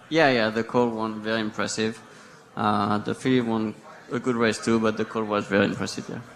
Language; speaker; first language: English; non-native, fluent; French